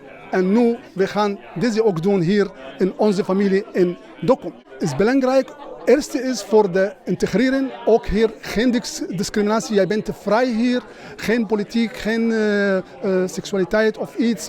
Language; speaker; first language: Dutch; non-native, learner; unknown